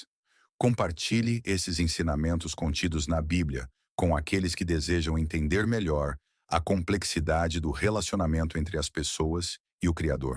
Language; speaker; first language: Portuguese; native; Portuguese